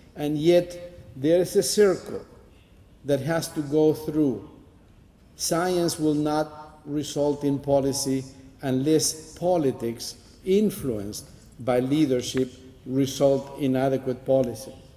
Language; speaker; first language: English; non-native, fluent; Spanish